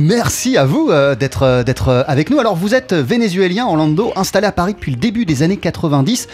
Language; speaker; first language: French; native; French